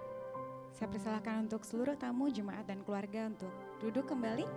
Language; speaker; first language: Indonesian; native; Indonesian